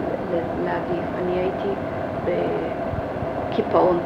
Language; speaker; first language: Hebrew; early bilingual, other home language; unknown